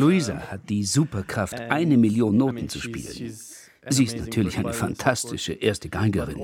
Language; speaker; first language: German; non-native, fluent; Turkish